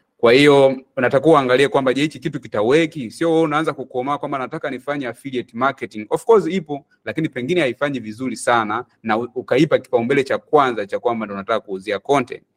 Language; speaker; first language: Swahili; native; Swahili